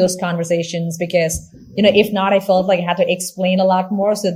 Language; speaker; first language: English; non-native, local second language; Tamil